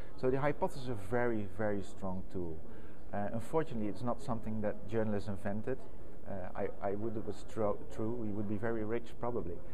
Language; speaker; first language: English; non-native, fluent; Dutch